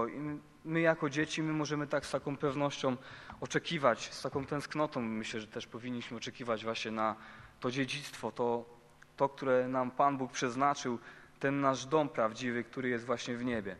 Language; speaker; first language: Polish; native; Polish